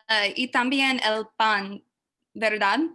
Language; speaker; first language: Spanish; non-native, learner; English